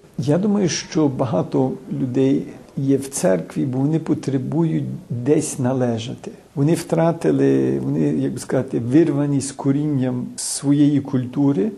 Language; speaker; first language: Ukrainian; early bilingual, heritage; Ukrainian